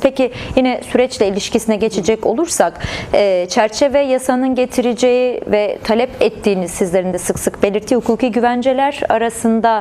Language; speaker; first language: Turkish; native; Turkish